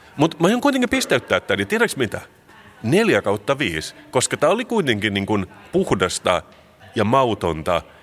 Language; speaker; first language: Finnish; non-native, local second language; Swedish